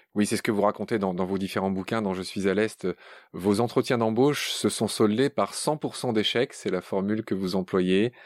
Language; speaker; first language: French; native; French